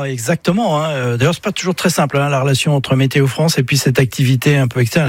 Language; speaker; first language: French; native; French